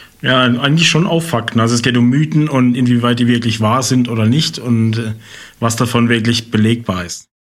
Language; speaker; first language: German; native; German